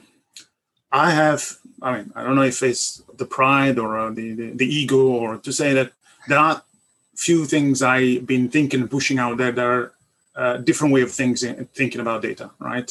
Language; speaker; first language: English; non-native, fluent; Italian